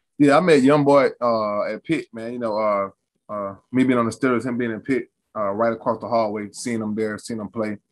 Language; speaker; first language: English; native; English